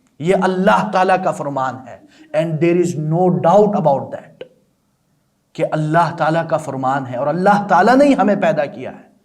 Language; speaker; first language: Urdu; non-native, local second language; Balti